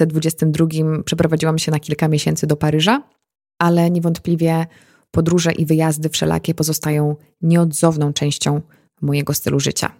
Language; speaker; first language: Polish; native; Polish